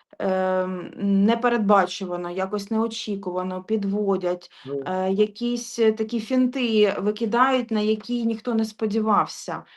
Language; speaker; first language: Ukrainian; non-native, local second language; Russian